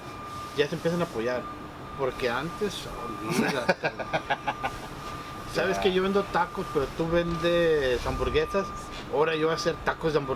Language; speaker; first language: Spanish; early bilingual, heritage; Spanish